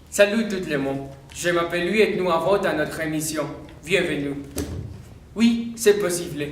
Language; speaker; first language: French; non-native, learner; Spanish